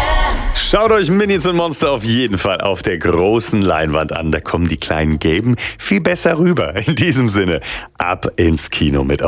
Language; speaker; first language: German; native; German